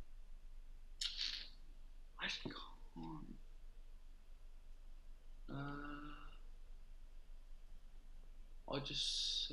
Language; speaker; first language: English; native; English